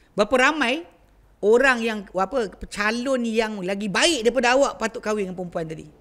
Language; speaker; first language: Malay; native; Malay